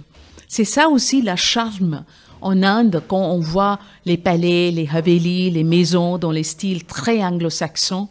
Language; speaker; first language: French; non-native, fluent; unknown